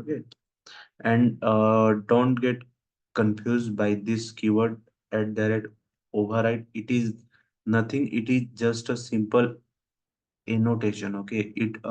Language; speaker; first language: English; non-native, local second language; Hindi